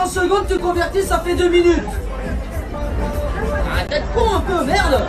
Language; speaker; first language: French; native; French